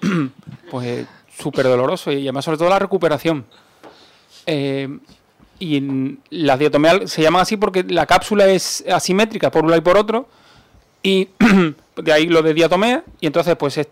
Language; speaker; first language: Spanish; native; Spanish